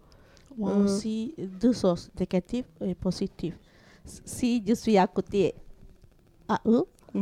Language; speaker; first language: French; non-native, learner; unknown